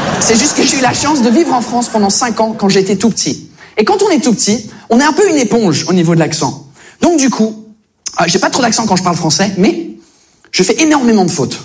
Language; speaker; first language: French; early bilingual, other home language; English